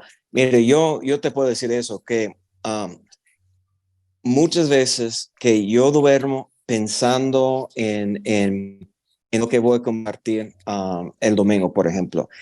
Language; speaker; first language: Spanish; non-native, fluent; English